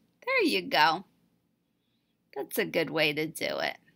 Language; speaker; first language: English; native; English